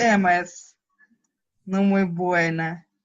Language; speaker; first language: Spanish; non-native, learner; Russian